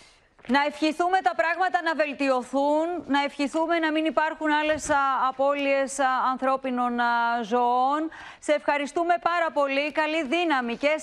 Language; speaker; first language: Greek; native; Greek